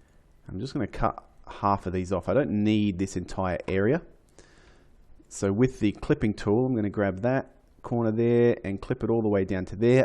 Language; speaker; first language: English; native; English